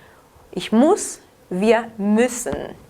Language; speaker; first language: German; non-native, fluent; Spanish